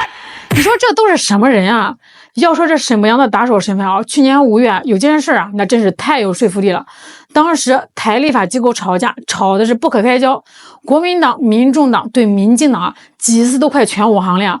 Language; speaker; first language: Chinese; native; Chinese